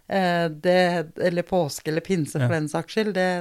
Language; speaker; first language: Norwegian; early bilingual, other home language; Danish